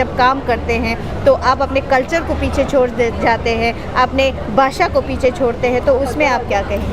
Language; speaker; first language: Hindi; native; Hindi